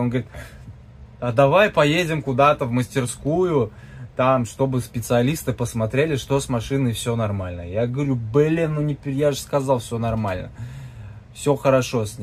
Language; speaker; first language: Russian; native; Russian